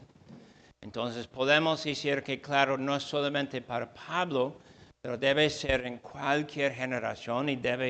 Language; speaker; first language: Spanish; non-native, fluent; English